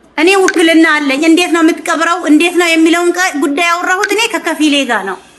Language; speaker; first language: Amharic; native; Amharic